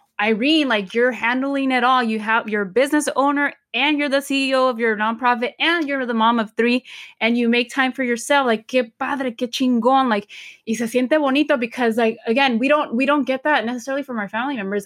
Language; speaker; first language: English; early bilingual, other home language; Spanish